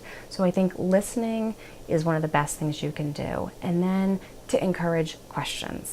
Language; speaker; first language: English; native; English